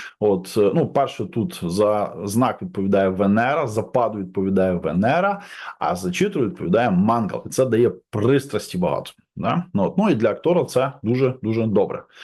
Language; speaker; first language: Ukrainian; non-native, local second language; Russian